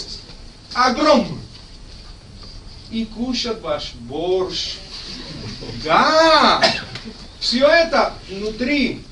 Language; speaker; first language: Russian; non-native, fluent; Spanish